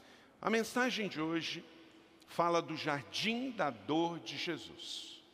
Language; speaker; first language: Portuguese; native; Portuguese